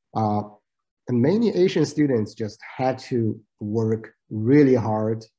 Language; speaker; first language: English; non-native, fluent; Chinese